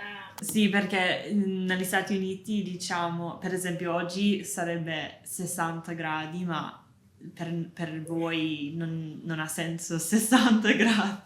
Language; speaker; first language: Italian; non-native, learner; English